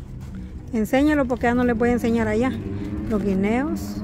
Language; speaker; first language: Spanish; native; Spanish